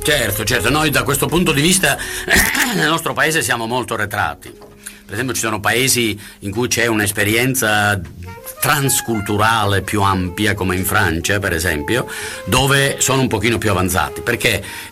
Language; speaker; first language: Italian; native; Italian